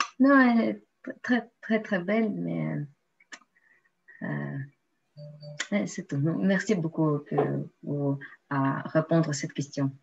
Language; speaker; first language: French; non-native, learner; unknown